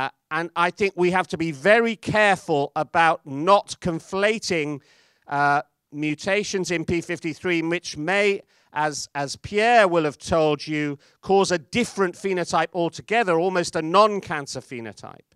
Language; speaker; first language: English; native; English